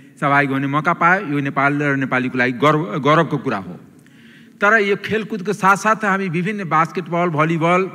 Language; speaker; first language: Nepali; non-native, local second language; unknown